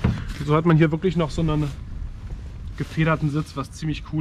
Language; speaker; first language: German; native; German